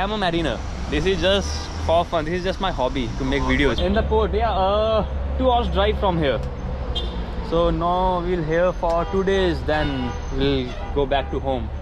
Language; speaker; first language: English; non-native, local second language; Hindi